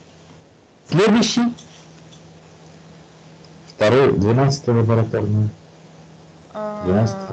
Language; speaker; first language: Russian; native; Russian